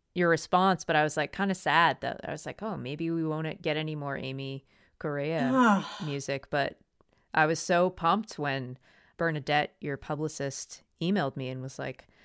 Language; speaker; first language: English; native; English